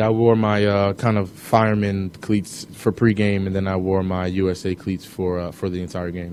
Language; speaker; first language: English; native; English